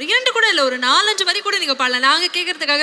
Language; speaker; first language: Tamil; native; Tamil